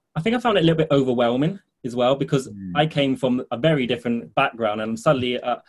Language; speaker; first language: English; early bilingual, heritage; English